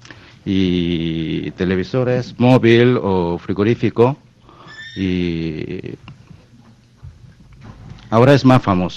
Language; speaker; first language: Spanish; non-native, fluent; Korean